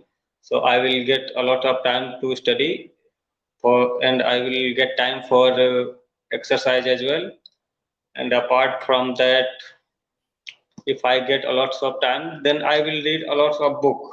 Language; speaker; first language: English; non-native, learner; Hindi